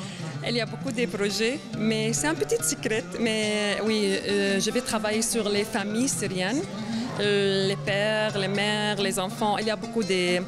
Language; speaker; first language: French; non-native, learner; Arabic